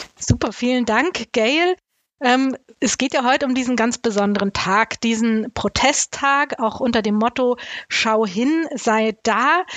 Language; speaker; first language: German; native; German